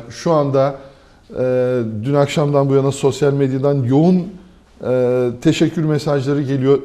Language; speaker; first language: Turkish; native; Turkish